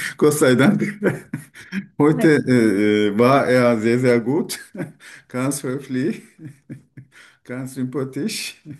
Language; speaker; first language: German; non-native, learner; Turkish